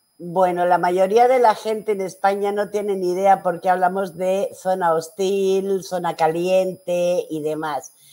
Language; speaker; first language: Spanish; native; Spanish